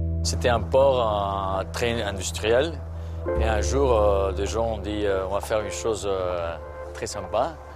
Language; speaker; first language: French; non-native, fluent; Spanish